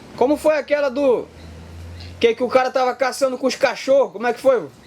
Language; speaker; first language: Portuguese; native; Portuguese